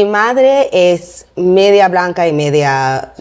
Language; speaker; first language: Spanish; non-native, learner; English